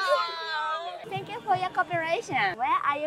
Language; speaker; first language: English; non-native, learner; Japanese